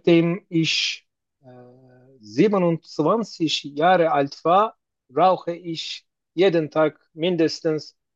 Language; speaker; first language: German; non-native, learner; Turkish